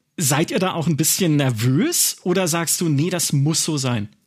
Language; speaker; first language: German; native; German